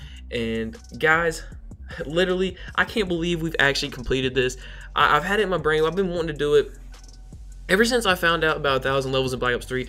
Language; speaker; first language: English; native; English